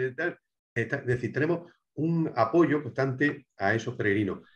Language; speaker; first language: Spanish; native; Spanish